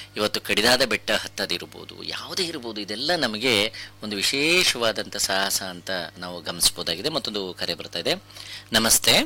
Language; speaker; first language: Kannada; native; Kannada